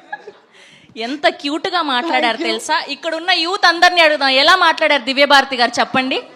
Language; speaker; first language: Telugu; native; Telugu